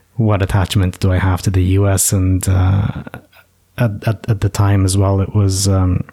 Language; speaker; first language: English; native; English